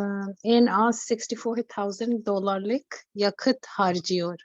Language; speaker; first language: Turkish; non-native, learner; Urdu